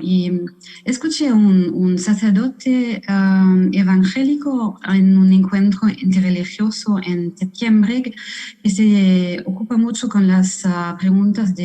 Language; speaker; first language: Spanish; non-native, fluent; German